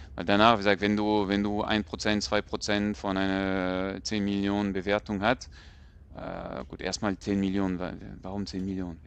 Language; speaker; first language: German; non-native, fluent; French